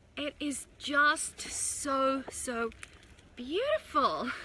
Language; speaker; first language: English; native; English